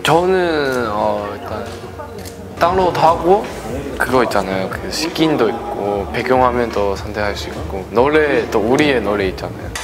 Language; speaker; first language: Korean; non-native, learner; Chinese